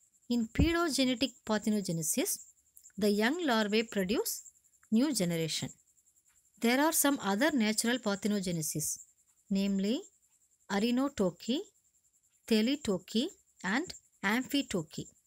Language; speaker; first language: English; non-native, local second language; Tamil